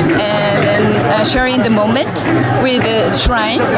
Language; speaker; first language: English; non-native, learner; Japanese